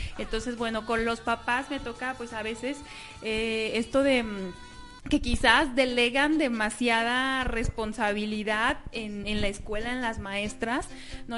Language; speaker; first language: Spanish; native; Spanish